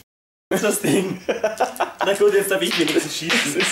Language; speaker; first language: German; native; German